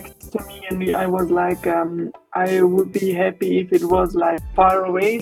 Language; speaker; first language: English; non-native, fluent; Swiss German